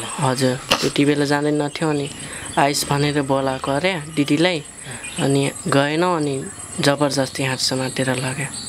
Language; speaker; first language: Nepali; non-native, local second language; Dangaura Tharu